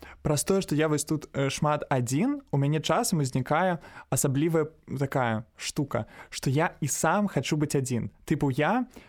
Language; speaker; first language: Belarusian; native; Belarusian